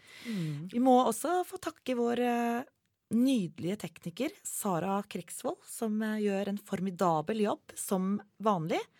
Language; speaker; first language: Norwegian; native; Norwegian